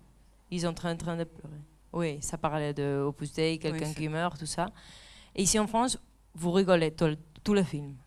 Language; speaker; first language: French; non-native, fluent; Spanish